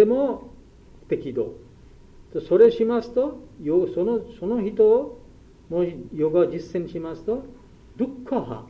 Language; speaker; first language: Japanese; non-native, learner; Bangla